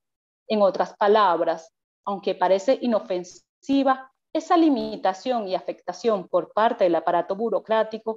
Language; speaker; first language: Spanish; native; Spanish